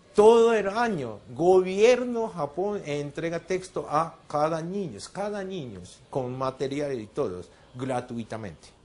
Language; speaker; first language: Spanish; non-native, fluent; Japanese